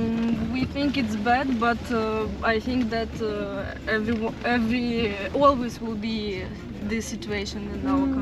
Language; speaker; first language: English; non-native, learner; Russian